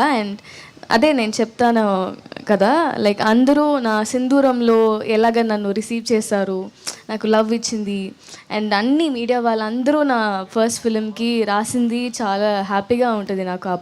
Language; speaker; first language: Telugu; non-native, learner; Tamil